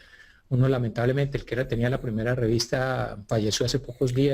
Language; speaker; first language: Spanish; native; Spanish